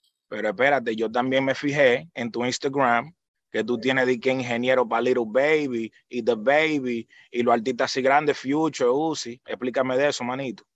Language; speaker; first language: Spanish; early bilingual, heritage; Spanish